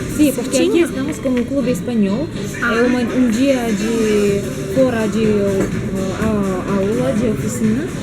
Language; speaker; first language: Portuguese; non-native, learner; Russian